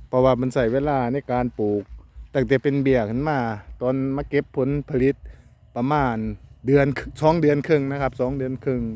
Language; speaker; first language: Thai; non-native, local second language; Northeastern Thai